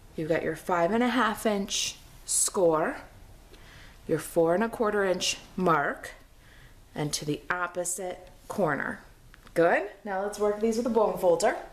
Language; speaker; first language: English; native; English